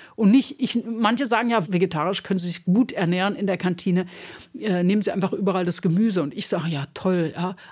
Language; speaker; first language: German; native; German